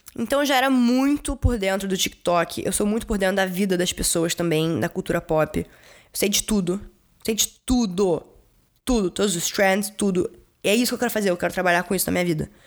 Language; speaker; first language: Portuguese; early bilingual, heritage; Portuguese